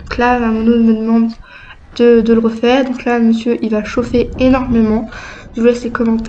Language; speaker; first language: French; native; French